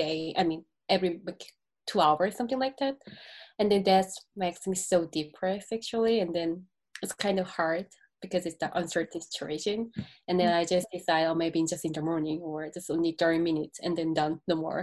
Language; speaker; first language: English; non-native, learner; Korean